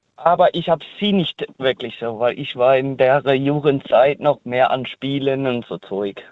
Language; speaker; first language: German; early bilingual, heritage; German